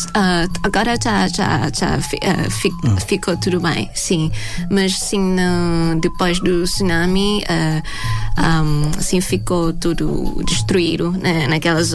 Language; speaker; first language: Portuguese; non-native, fluent; Thai